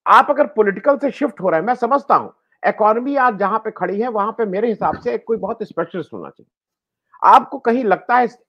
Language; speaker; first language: Hindi; native; Hindi